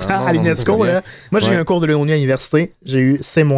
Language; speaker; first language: French; native; French